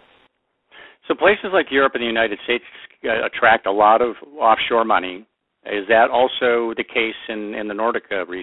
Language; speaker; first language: English; native; English